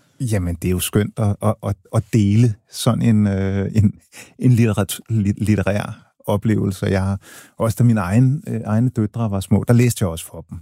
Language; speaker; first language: Danish; early bilingual, other home language; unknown